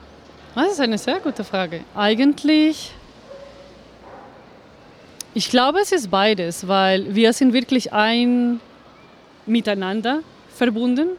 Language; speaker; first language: German; non-native, fluent; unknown